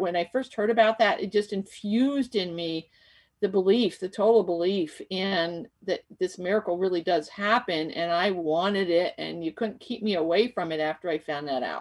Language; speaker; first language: English; native; English